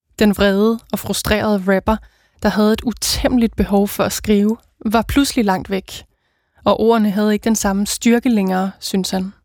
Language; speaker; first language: Danish; native; Danish